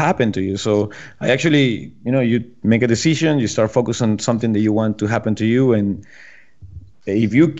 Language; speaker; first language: English; non-native, fluent; Spanish